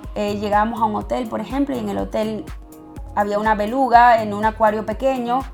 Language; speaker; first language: Spanish; native; Spanish